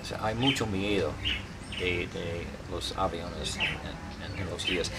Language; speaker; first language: Spanish; non-native, learner; English